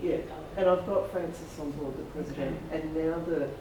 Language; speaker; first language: English; native; English